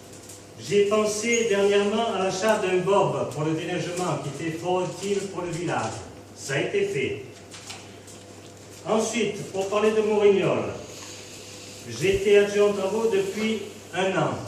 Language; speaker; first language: French; native; French